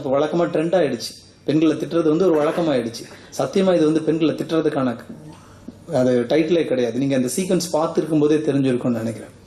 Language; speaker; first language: Tamil; native; Tamil